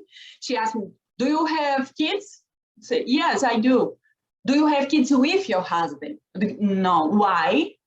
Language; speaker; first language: English; non-native, learner; Portuguese